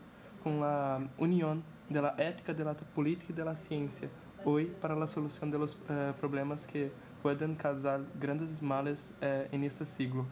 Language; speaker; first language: Spanish; non-native, fluent; Portuguese